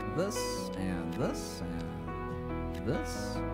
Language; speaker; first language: English; native; English